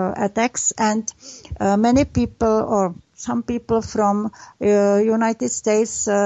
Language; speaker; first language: English; non-native, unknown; Czech